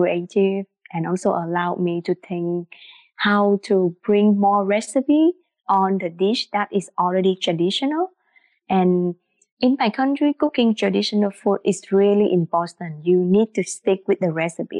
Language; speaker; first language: English; non-native, learner; Vietnamese